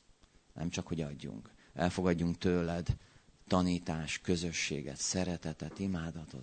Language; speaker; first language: Hungarian; native; Hungarian